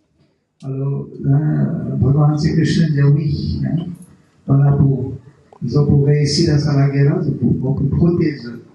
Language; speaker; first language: French; non-native, local second language; Morisyen